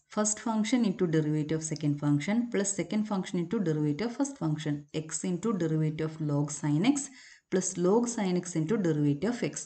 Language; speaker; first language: English; non-native, local second language; Malayalam